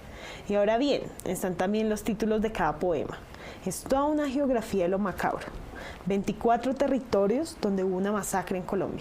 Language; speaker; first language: Spanish; native; Spanish